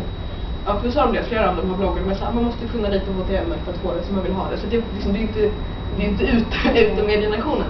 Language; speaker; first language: Swedish; native; Swedish